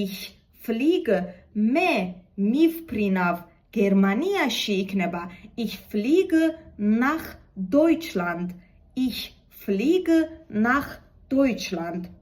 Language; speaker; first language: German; non-native, fluent; Georgian